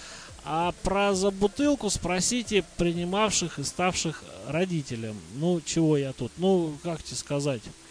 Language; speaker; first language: Russian; native; Russian